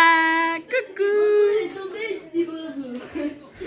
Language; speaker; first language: French; native; French